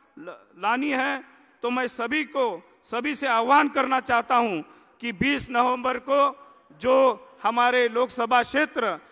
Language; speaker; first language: Hindi; non-native, local second language; Marathi